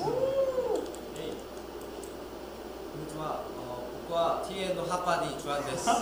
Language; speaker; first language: Japanese; non-native, learner; Korean